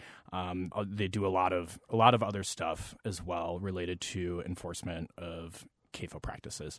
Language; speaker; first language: English; native; English